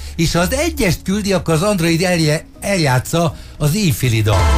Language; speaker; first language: Hungarian; native; Hungarian